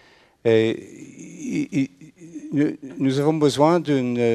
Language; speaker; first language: French; non-native, fluent; English